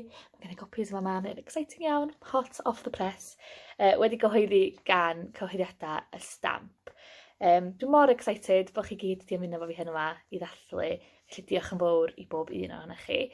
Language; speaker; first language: Welsh; native; Welsh